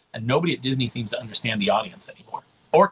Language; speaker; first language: English; native; English